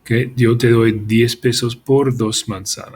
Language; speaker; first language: Spanish; non-native, fluent; English